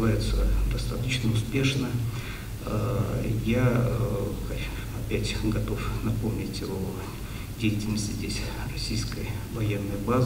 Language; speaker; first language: Russian; native; Russian